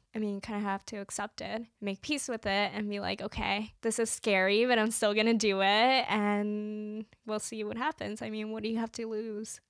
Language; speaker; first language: English; native; English